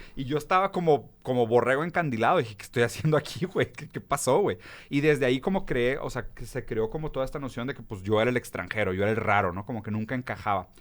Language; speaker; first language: Spanish; early bilingual, other home language; Portuguese